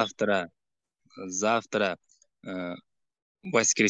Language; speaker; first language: Russian; non-native, learner; Uzbek